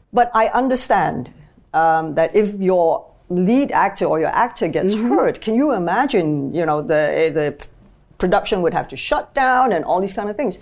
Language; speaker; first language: English; native; English